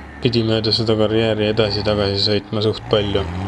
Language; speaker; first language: Estonian; native; Estonian